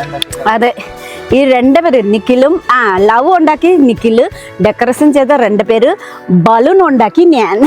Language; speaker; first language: Malayalam; non-native, learner; Nepali